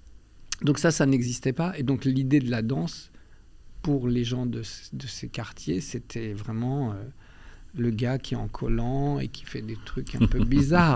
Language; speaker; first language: French; early bilingual, other home language; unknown